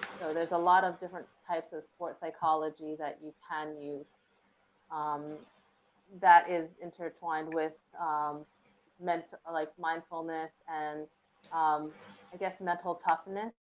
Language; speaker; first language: English; early bilingual, other home language; Thai